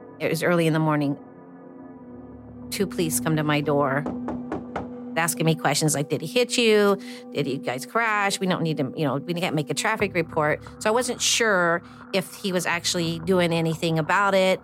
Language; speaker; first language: English; native; English